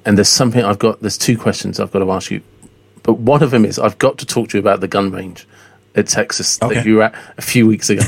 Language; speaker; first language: English; native; English